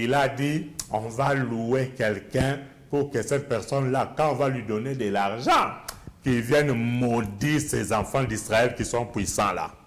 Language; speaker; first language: French; non-native, local second language; Lingala